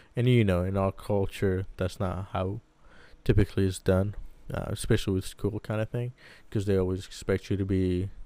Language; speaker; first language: English; early bilingual, other home language; Arabic